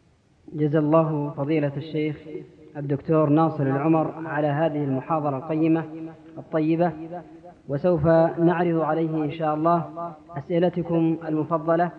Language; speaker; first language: Arabic; native; Arabic